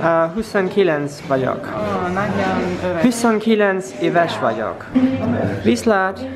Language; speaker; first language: Hungarian; non-native, learner; German